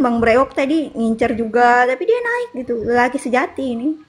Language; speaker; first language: Indonesian; native; Indonesian